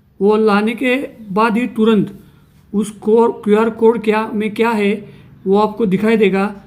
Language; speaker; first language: Hindi; non-native, local second language; Marathi